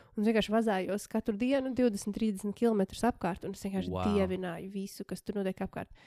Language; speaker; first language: Latvian; native; Latvian